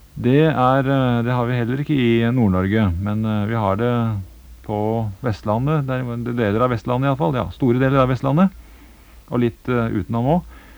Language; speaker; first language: Norwegian; native; Norwegian